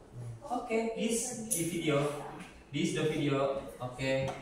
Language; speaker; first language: English; non-native, fluent; Indonesian